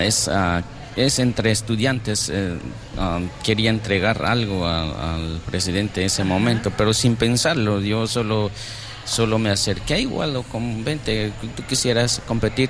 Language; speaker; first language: Spanish; non-native, local second language; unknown